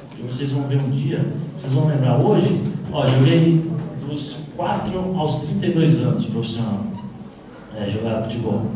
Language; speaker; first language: Portuguese; native; Portuguese